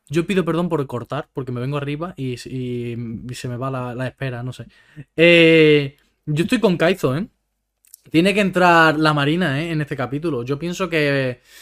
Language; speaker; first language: Spanish; native; Spanish